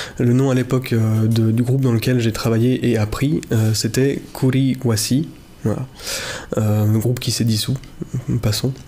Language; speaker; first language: French; native; French